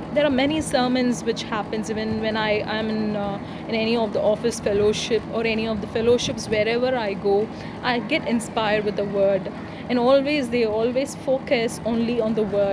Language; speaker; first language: English; non-native, local second language; Tamil